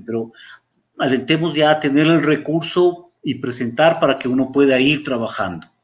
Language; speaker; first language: Spanish; native; Spanish